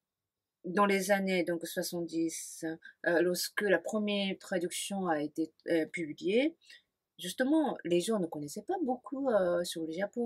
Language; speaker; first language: French; non-native, fluent; Japanese